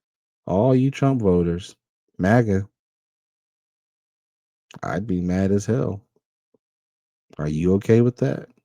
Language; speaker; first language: English; native; English